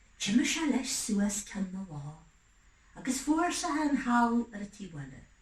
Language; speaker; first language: Irish; native; Irish